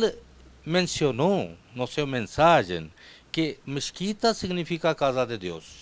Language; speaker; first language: Portuguese; non-native, fluent; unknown